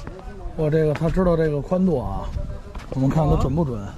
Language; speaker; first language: Chinese; native; Chinese